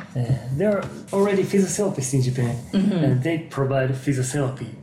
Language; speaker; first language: English; non-native, fluent; Japanese